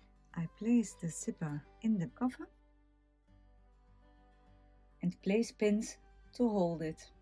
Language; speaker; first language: English; non-native, fluent; Dutch